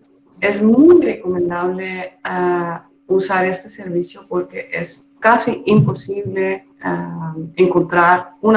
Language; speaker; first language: Spanish; non-native, fluent; Dutch